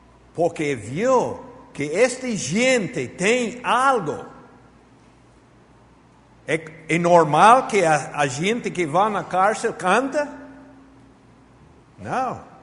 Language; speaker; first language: Portuguese; non-native, fluent; Spanish